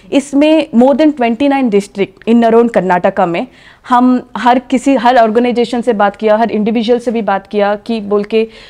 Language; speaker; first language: Hindi; non-native, local second language; Kannada